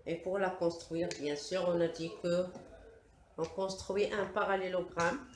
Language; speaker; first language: French; non-native, local second language; Arabic